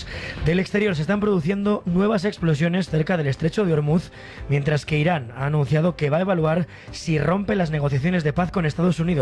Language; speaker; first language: Spanish; native; Spanish